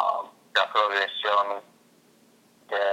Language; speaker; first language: Spanish; non-native, fluent; English